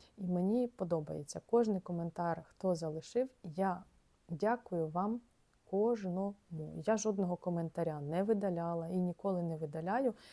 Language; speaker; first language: Ukrainian; non-native, local second language; Russian